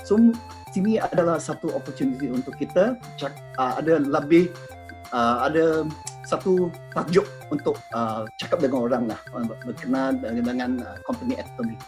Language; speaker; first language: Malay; non-native, local second language; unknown